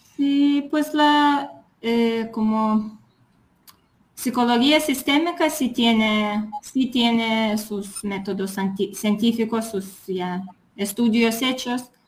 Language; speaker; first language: Spanish; non-native, fluent; Lithuanian